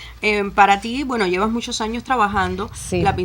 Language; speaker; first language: Spanish; native; Spanish